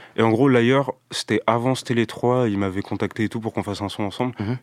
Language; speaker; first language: French; early bilingual, other home language; Romanian